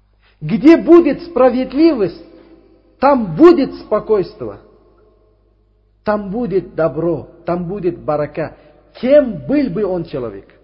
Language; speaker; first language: Russian; non-native, learner; Uzbek